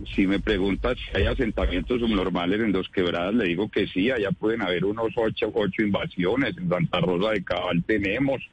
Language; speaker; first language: Spanish; native; Spanish